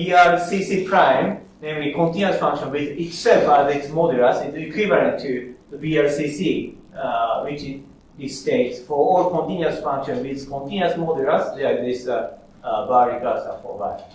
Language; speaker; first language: English; non-native, fluent; Japanese